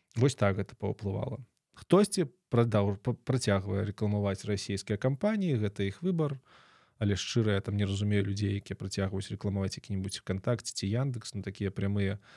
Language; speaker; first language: Belarusian; native; Belarusian